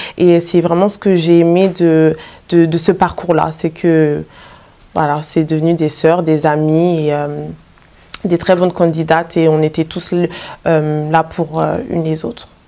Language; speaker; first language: French; native; French